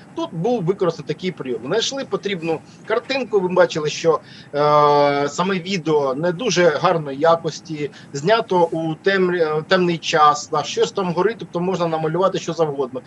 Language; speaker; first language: Ukrainian; native; Ukrainian